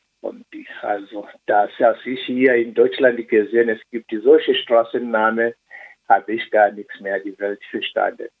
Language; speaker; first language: German; non-native, learner; Swahili